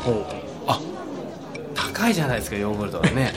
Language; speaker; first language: Japanese; native; Japanese